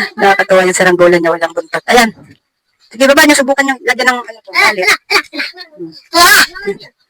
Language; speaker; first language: Filipino; non-native, local second language; Cebuano